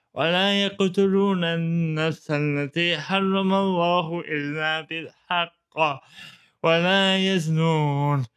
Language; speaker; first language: Arabic; non-native, fluent; English